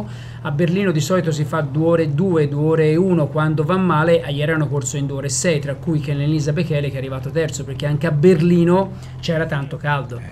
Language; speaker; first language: Italian; native; Italian